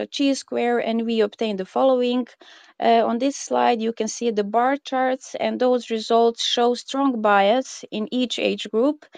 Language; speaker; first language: English; non-native, fluent; Croatian